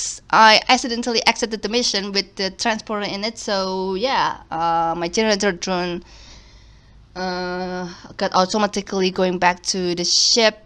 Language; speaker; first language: English; non-native, fluent; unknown